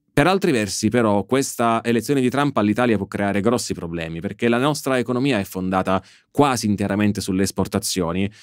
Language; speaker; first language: Italian; native; Italian